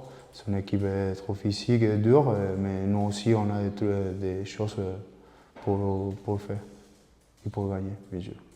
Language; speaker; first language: French; non-native, learner; Spanish